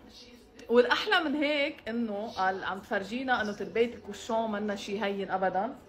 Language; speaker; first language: Arabic; native; Arabic